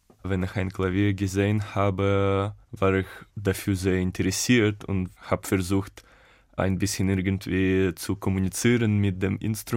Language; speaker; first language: German; non-native, fluent; Russian